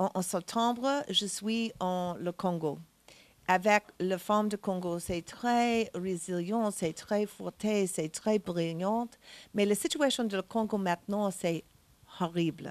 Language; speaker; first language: French; non-native, learner; English